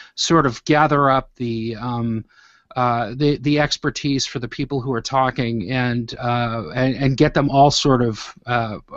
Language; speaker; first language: English; native; English